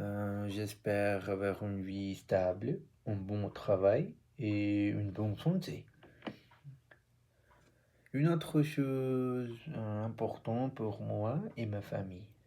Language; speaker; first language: French; non-native, learner; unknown